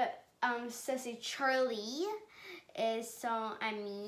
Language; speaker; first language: French; non-native, learner; English